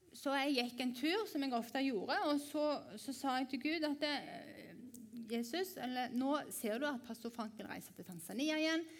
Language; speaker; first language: Norwegian; native; Norwegian